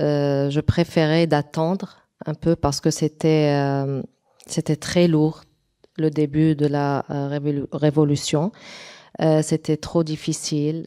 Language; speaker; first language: French; non-native, local second language; Arabic